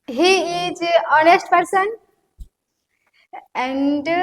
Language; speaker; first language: English; non-native, learner; Hindi